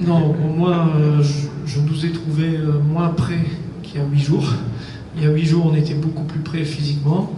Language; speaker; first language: French; native; French